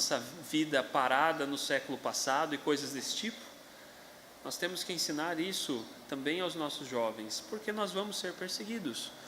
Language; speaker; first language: Portuguese; native; Portuguese